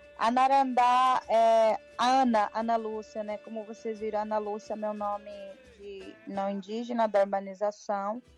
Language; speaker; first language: Portuguese; non-native, local second language; Guarani